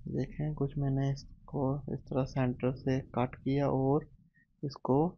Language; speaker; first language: Urdu; non-native, local second language; Punjabi